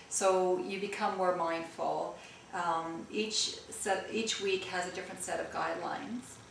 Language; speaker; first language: English; early bilingual, other home language; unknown